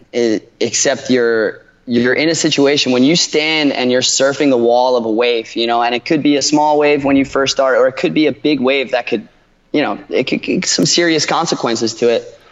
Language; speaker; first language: English; native; English